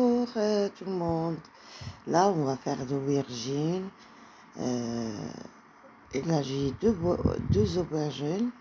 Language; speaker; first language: French; non-native, fluent; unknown